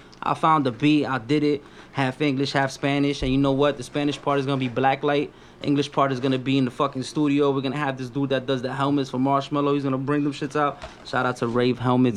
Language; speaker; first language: English; early bilingual, other home language; Spanish